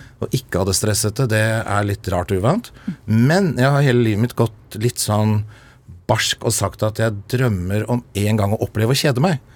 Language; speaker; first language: Norwegian; native; Norwegian